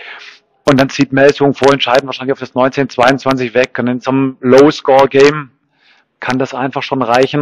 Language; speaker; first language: German; native; German